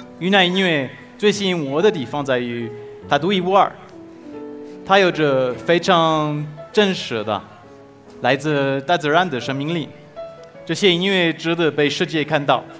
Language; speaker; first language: Chinese; non-native, fluent; French